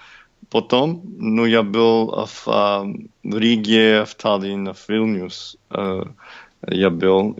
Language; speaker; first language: Russian; non-native, learner; English